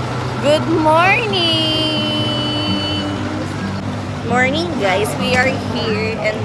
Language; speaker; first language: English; non-native, local second language; Filipino